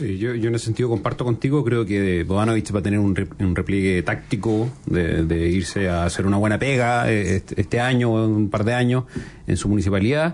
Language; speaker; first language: Spanish; native; Spanish